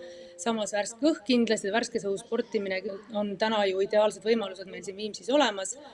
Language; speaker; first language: Estonian; native; Estonian